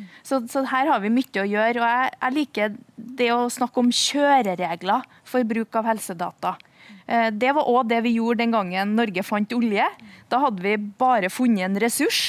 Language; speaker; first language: Norwegian; native; Norwegian